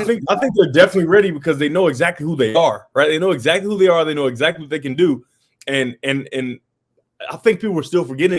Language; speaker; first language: English; native; English